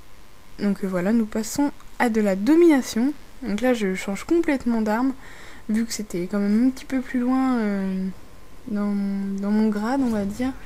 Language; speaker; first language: French; native; French